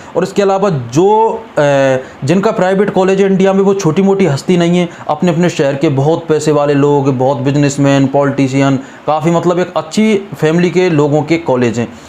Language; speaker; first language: Hindi; native; Hindi